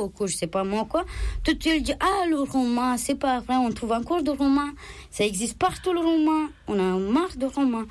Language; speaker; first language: French; non-native, learner; Romanian